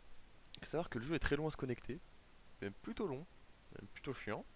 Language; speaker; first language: French; native; French